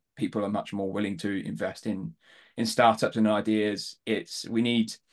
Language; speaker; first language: English; native; English